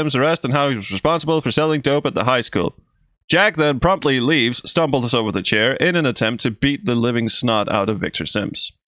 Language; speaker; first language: English; non-native, fluent; Danish